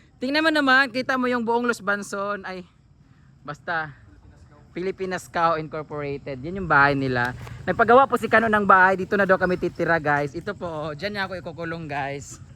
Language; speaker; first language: Filipino; non-native, local second language; Cebuano